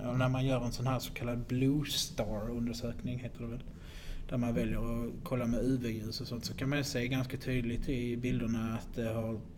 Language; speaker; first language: Swedish; native; Swedish